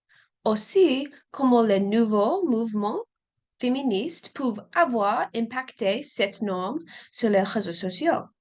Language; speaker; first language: French; non-native, learner; English